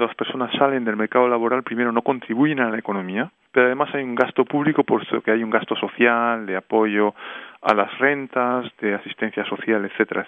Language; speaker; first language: Spanish; native; Spanish